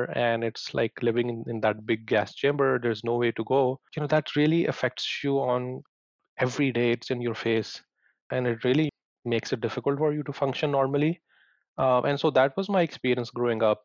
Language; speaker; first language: English; non-native, local second language; Punjabi